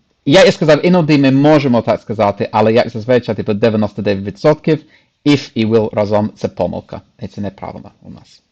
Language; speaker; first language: Ukrainian; non-native, fluent; English